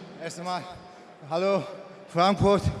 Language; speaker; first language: German; non-native, fluent; Persian